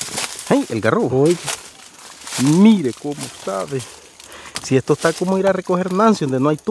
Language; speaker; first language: Spanish; native; Spanish